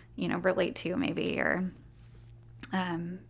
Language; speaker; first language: English; native; English